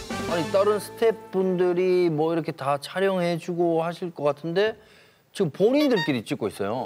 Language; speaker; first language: Korean; native; Korean